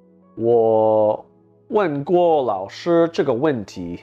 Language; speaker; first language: Chinese; non-native, learner; English